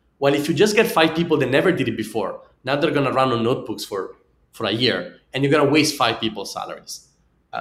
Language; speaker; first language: English; non-native, fluent; Italian